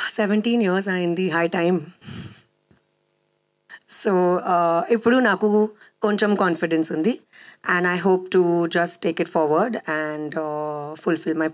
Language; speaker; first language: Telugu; non-native, fluent; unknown